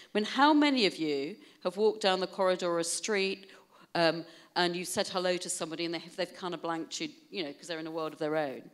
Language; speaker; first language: English; native; English